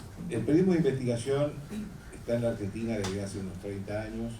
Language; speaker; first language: Spanish; native; Spanish